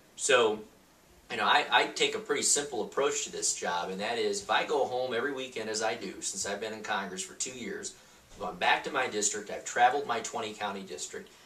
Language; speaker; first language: English; native; English